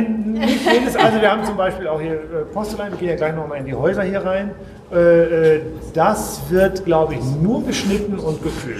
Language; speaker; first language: German; native; German